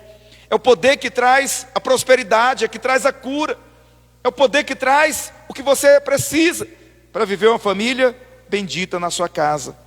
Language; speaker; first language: Portuguese; native; Portuguese